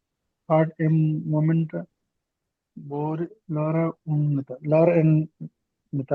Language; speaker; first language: English; non-native, learner; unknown